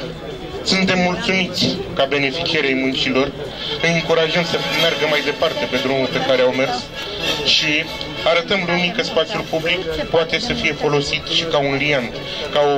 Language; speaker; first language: Romanian; native; Romanian